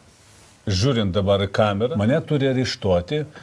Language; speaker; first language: Lithuanian; non-native, fluent; Russian